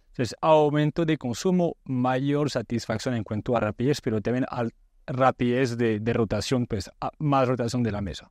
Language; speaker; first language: Spanish; non-native, fluent; French